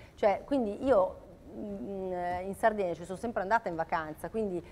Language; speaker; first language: Italian; native; Italian